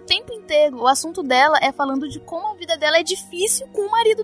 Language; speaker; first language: Portuguese; native; Portuguese